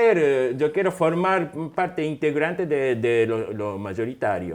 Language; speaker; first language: Spanish; non-native, fluent; Japanese